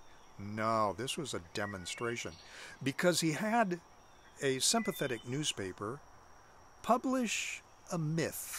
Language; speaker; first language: English; native; English